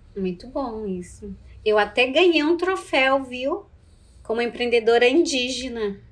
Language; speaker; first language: Portuguese; non-native, local second language; Ticuna